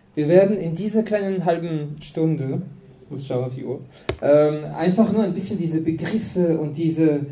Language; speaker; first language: German; non-native, fluent; French